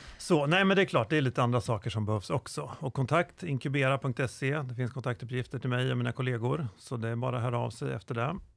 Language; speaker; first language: Swedish; native; Swedish